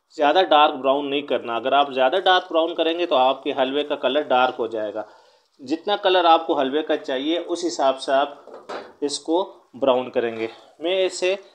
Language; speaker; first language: Urdu; native; Urdu